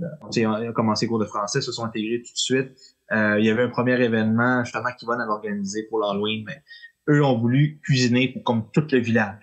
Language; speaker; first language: French; native; French